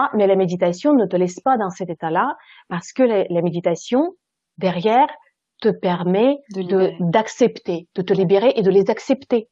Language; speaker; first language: French; non-native, fluent; Russian